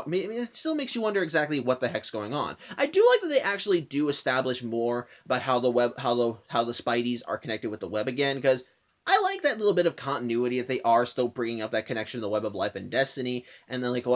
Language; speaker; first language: English; native; English